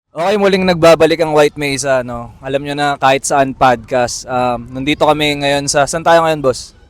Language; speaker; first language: Filipino; native; Filipino